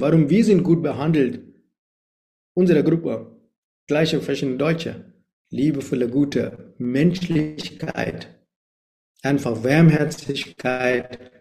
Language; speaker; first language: German; non-native, learner; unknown